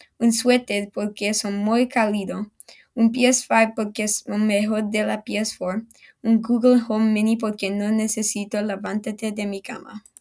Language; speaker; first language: Spanish; non-native, learner; English